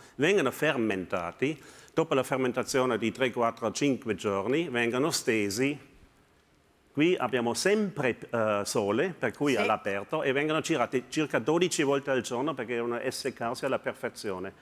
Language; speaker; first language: Italian; non-native, fluent; German